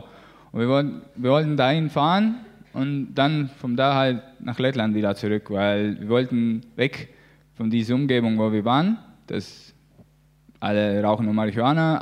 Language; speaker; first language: German; non-native, learner; Latvian